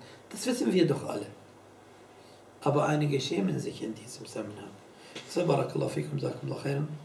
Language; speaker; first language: German; non-native, fluent; Arabic